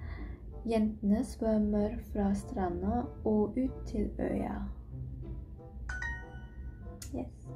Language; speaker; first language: Norwegian; non-native, learner; German